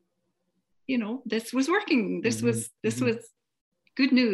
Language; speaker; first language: English; native; English